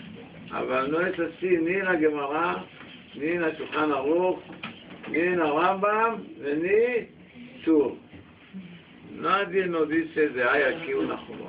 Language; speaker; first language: Spanish; non-native, learner; Hebrew